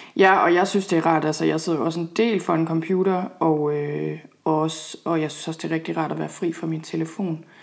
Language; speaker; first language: Danish; native; Danish